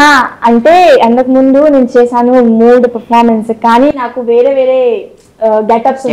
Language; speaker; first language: Telugu; non-native, local second language; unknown